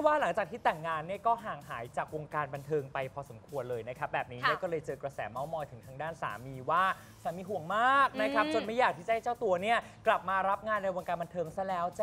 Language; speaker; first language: Thai; native; Thai